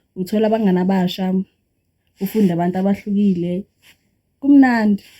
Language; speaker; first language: Zulu; non-native, local second language; Xhosa